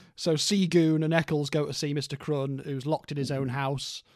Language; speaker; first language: English; native; English